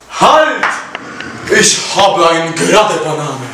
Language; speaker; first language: German; non-native, learner; Polish